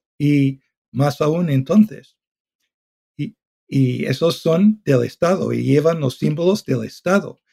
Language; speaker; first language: Spanish; non-native, fluent; English